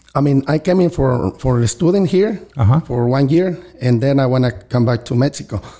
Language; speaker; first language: English; non-native, learner; Spanish